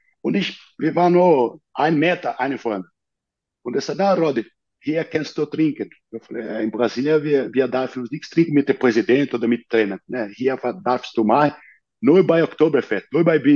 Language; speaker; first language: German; non-native, learner; Portuguese